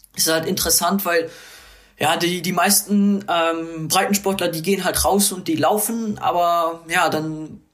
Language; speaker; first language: German; non-native, local second language; Luxembourgish